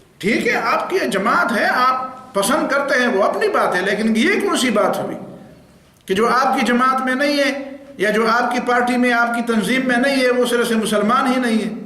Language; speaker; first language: Urdu; non-native, local second language; Pashto